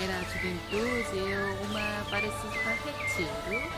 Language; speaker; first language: Portuguese; non-native, learner; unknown